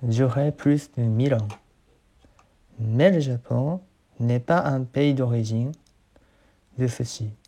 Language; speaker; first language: French; non-native, learner; Japanese